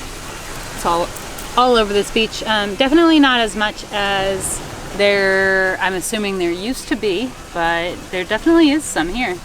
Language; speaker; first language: English; native; English